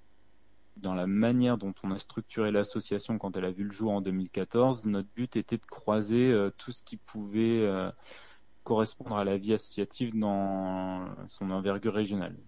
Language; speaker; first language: French; native; French